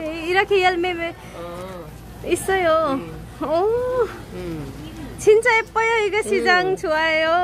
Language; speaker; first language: Korean; non-native, learner; Nepali